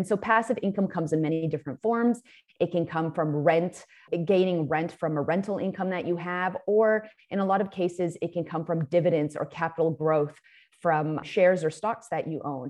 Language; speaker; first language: English; native; English